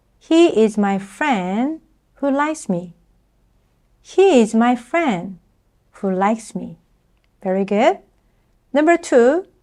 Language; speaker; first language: English; non-native, fluent; Korean